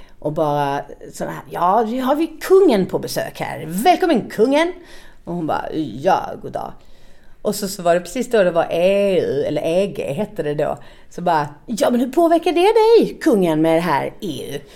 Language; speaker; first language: Swedish; native; Swedish